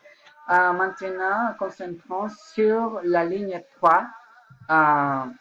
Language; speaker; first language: French; non-native, learner; Spanish